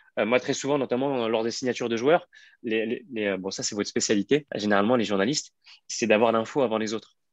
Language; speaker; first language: French; native; French